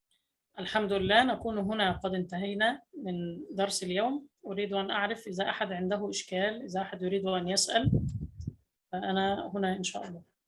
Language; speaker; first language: Arabic; native; Arabic